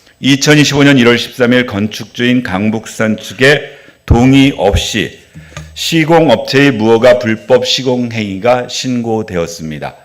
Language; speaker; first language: Korean; native; Korean